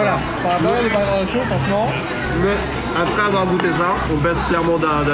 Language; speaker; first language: French; native; French